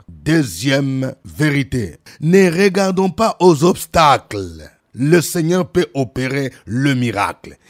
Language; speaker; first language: French; non-native, local second language; Lingala